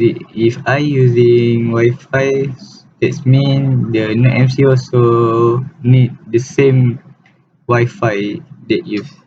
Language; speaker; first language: English; non-native, local second language; Malay